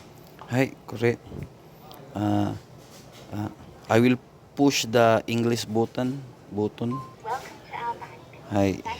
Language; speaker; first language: English; non-native, local second language; Cebuano